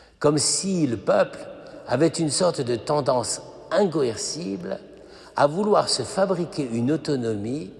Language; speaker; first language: French; native; French